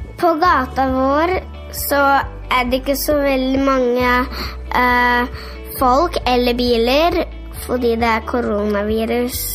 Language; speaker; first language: Norwegian; early bilingual, heritage; Norwegian